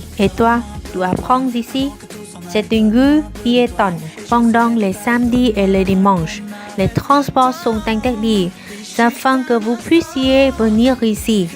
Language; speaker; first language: French; non-native, learner; Vietnamese